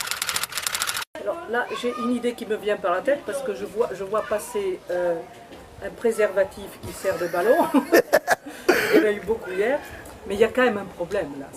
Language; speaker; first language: French; native; French